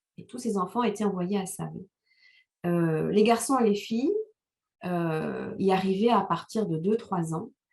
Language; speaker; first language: French; non-native, local second language; Kinyarwanda